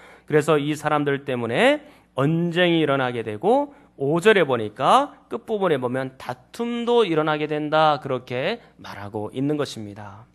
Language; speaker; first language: Korean; native; Korean